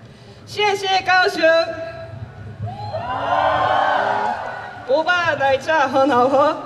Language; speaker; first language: Chinese; non-native, learner; Korean